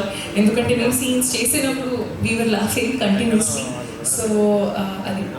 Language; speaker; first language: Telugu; non-native, local second language; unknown